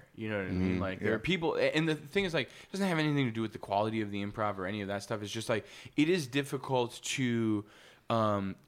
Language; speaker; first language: English; native; English